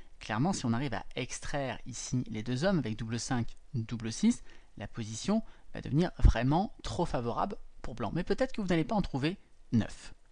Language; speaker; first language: French; native; French